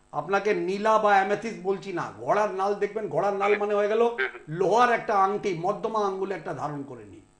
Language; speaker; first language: Bangla; non-native, local second language; Punjabi